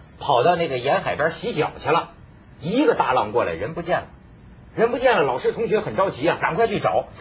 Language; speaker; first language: Chinese; native; Chinese